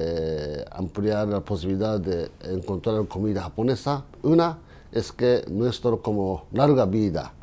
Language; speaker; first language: Spanish; non-native, learner; Japanese